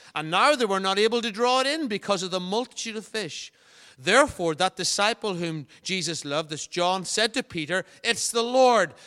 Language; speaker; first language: English; native; English